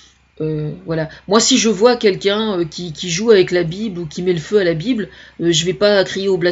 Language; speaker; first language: French; native; French